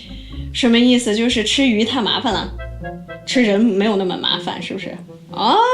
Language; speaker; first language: Chinese; native; Chinese